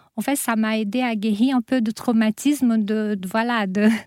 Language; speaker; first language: French; non-native, fluent; Portuguese